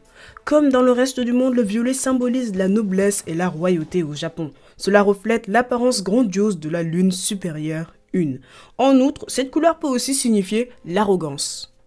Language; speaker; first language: French; native; French